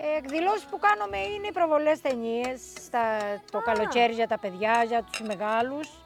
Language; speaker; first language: Greek; native; Greek